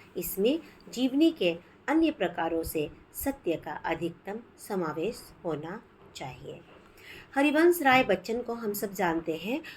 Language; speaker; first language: Hindi; non-native, local second language; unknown